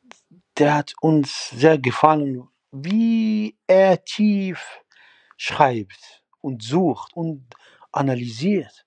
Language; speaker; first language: German; non-native, fluent; Arabic